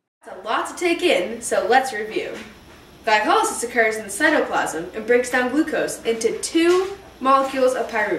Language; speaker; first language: English; native; English